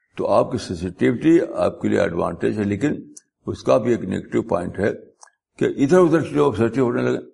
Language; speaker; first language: Urdu; native; Urdu